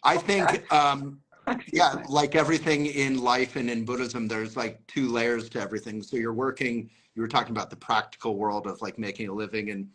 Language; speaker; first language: English; native; English